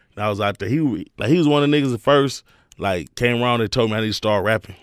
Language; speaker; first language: English; native; English